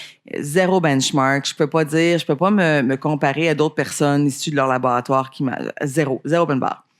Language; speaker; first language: French; native; French